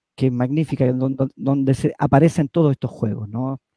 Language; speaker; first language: Spanish; native; Spanish